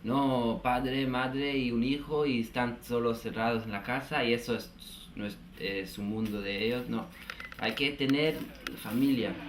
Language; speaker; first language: Spanish; non-native, fluent; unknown